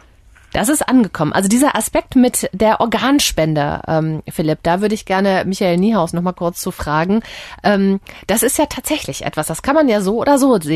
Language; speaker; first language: German; native; German